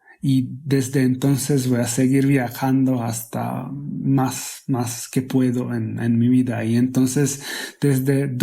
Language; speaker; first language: Spanish; non-native, fluent; Hungarian